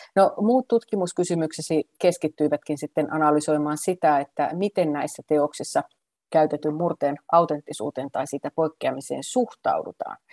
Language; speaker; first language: Finnish; native; Finnish